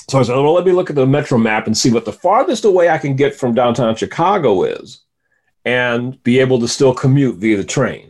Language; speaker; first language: English; native; English